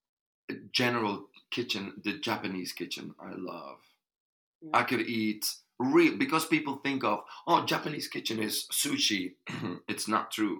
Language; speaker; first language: English; non-native, fluent; Dutch